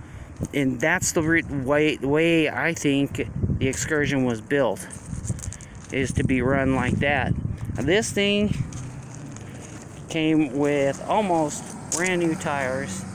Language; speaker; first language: English; native; English